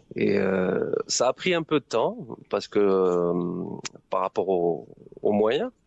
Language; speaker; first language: French; non-native, local second language; Arabic